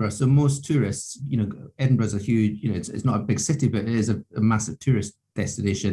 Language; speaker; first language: English; native; English